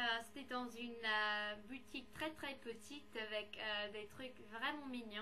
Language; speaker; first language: French; non-native, fluent; English